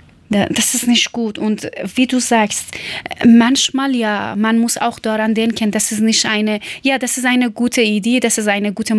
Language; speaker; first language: German; non-native, learner; Persian